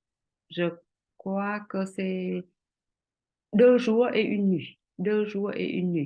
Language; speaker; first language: French; non-native, fluent; Vietnamese